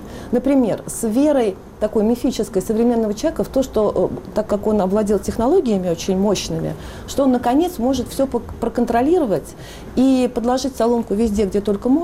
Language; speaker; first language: Russian; native; Russian